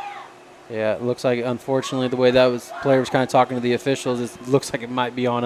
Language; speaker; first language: English; native; English